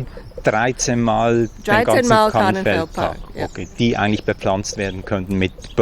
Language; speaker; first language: German; native; German